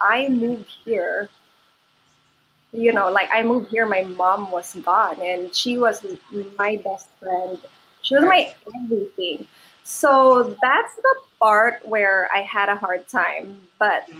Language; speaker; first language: English; non-native, local second language; Filipino